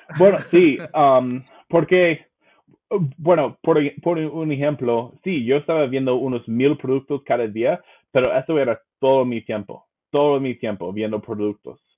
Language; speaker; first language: Spanish; non-native, fluent; English